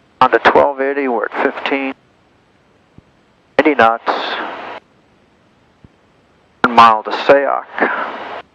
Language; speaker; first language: English; native; English